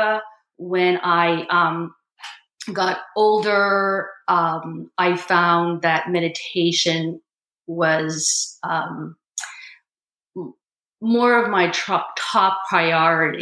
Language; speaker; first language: English; native; English